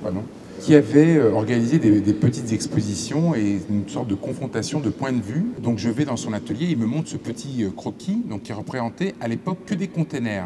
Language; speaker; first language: French; native; French